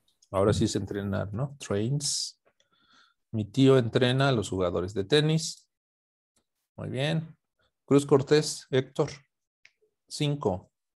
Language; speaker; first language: Spanish; native; Spanish